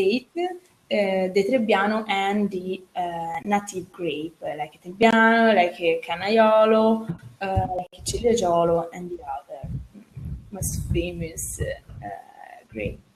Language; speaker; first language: English; non-native, learner; Italian